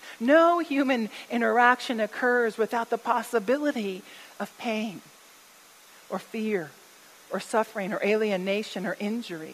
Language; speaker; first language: English; native; English